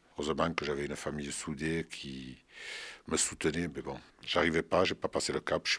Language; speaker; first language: French; early bilingual, other home language; Arabic